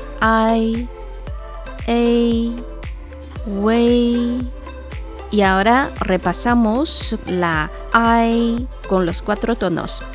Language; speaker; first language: Spanish; non-native, fluent; Chinese